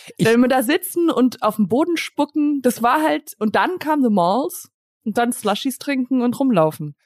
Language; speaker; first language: German; early bilingual, other home language; English